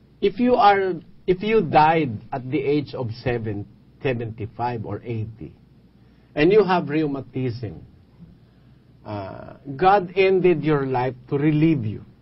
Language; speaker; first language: English; non-native, local second language; Pampanga